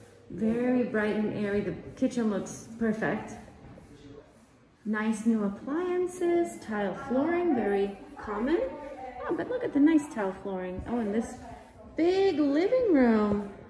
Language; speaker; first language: English; native; English